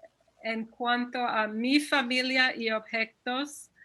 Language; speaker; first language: Spanish; non-native, fluent; English